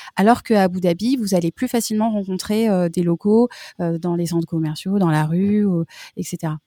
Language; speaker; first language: French; native; French